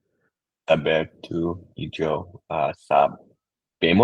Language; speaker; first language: Spanish; non-native, learner; English